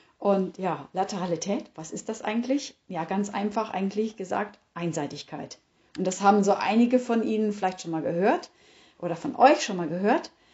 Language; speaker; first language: German; native; German